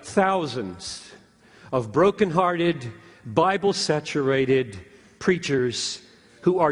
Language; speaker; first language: English; native; English